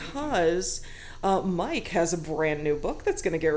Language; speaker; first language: English; native; English